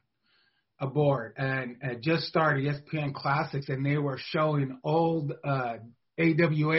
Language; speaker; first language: English; native; English